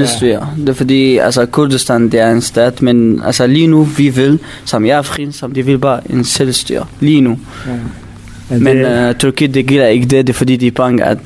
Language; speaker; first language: Danish; non-native, learner; Kurdish